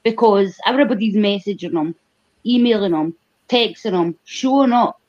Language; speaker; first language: English; native; English